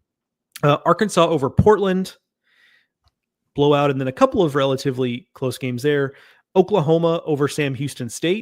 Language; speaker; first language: English; native; English